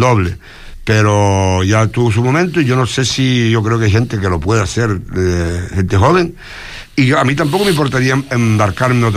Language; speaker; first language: Spanish; native; Spanish